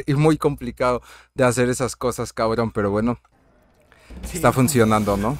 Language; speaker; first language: Spanish; native; Spanish